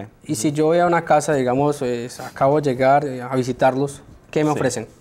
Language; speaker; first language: Spanish; native; Spanish